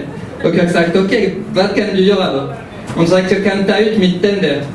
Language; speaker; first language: Swedish; early bilingual, heritage; French